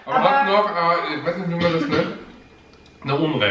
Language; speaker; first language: German; native; German